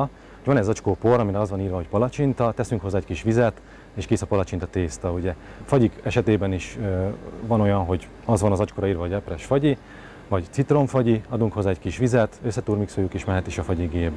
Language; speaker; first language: Hungarian; native; Hungarian